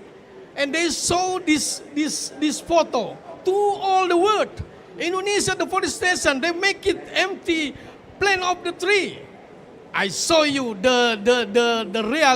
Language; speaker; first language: English; non-native, fluent; Indonesian